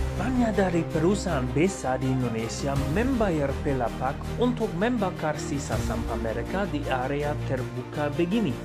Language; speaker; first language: Indonesian; non-native, fluent; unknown